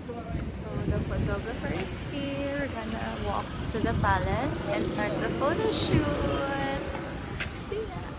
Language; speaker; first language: English; non-native, local second language; Filipino